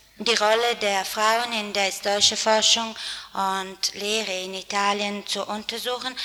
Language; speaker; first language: German; non-native, fluent; Italian